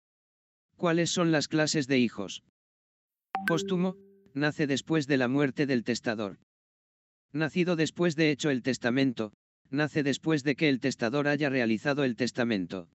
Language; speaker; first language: Spanish; native; Spanish